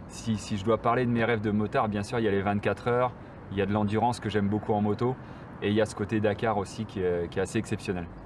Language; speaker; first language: French; native; French